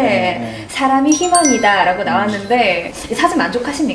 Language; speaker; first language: Korean; native; Korean